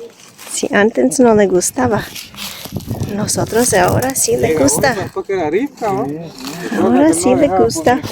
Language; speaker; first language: Spanish; non-native, learner; English